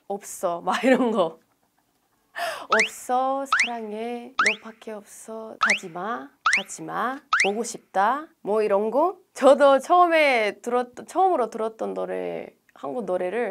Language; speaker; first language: Korean; non-native, fluent; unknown